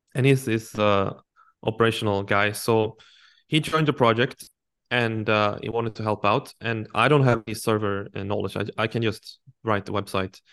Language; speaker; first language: English; non-native, fluent; Swedish